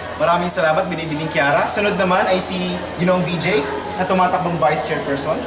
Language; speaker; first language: Filipino; native; Filipino